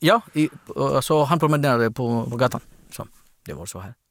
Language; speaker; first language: Swedish; non-native, learner; Greek